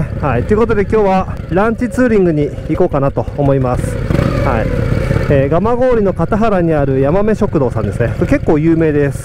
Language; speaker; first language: Japanese; native; Japanese